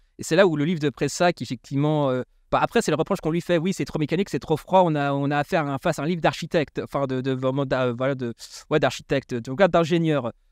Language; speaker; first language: French; native; French